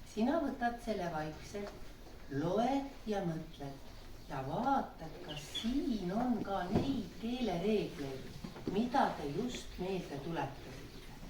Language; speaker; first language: Estonian; native; Estonian